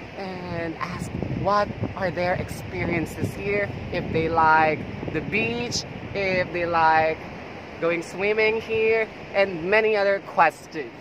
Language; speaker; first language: English; non-native, fluent; Filipino